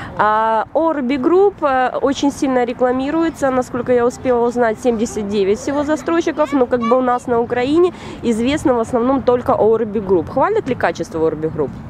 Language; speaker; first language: Russian; native; Russian